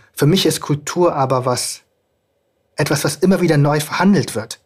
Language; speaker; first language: German; native; German